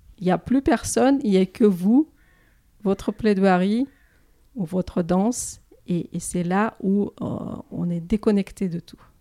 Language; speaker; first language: French; non-native, fluent; Russian